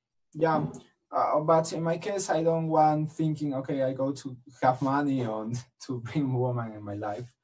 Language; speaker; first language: English; non-native, learner; Spanish